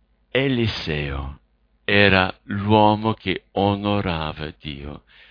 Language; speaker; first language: Italian; non-native, fluent; English